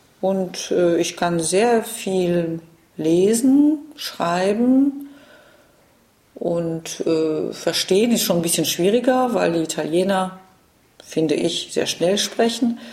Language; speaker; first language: German; non-native, fluent; French